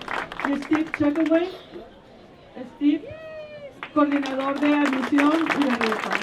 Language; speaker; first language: Spanish; native; Spanish